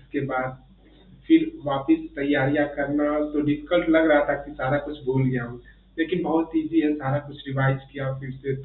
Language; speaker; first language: Hindi; native; Hindi